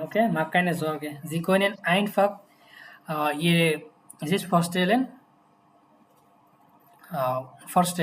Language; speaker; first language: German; non-native, learner; Bangla